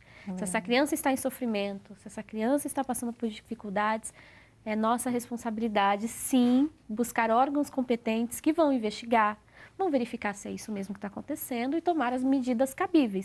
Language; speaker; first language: Portuguese; native; Portuguese